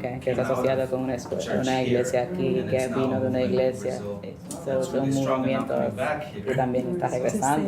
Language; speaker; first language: Spanish; early bilingual, heritage; Spanish